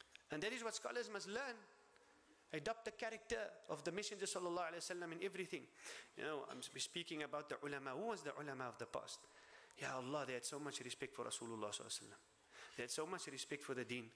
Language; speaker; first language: English; native; English